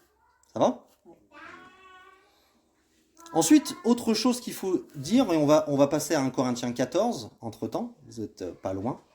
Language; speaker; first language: French; native; French